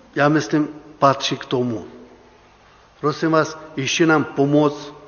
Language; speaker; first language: Czech; non-native, learner; Ukrainian